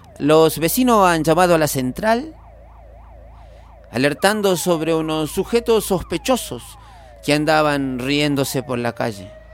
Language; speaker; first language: Spanish; native; Spanish